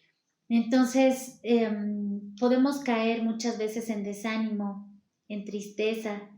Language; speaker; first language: Spanish; native; Spanish